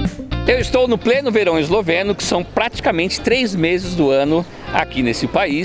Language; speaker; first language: Portuguese; native; Portuguese